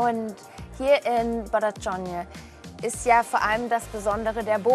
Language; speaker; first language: German; native; German